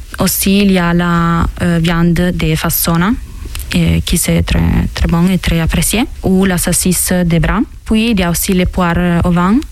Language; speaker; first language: French; non-native, fluent; Italian